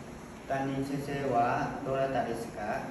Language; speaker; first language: Japanese; non-native, learner; Vietnamese